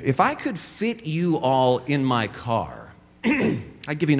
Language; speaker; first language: English; native; English